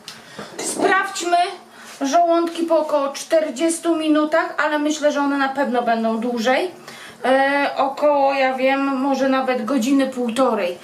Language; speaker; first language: Polish; native; Polish